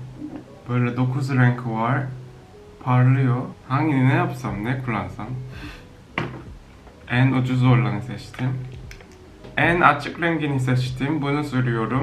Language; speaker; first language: Turkish; non-native, learner; Korean